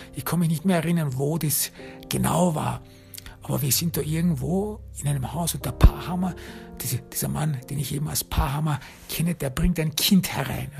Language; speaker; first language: German; early bilingual, other home language; Turkish